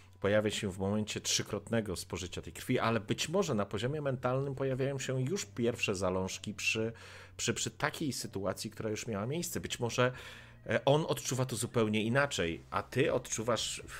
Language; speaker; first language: Polish; native; Polish